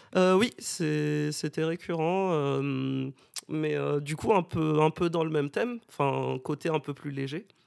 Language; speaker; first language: French; non-native, local second language; Malagasy